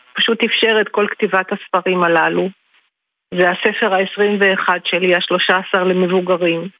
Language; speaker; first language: Hebrew; native; Hebrew